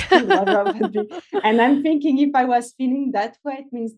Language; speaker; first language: English; non-native, fluent; French